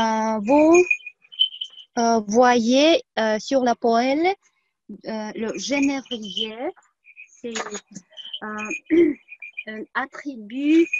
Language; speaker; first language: French; non-native, fluent; Tuvinian